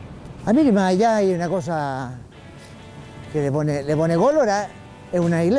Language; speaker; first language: Spanish; native; Spanish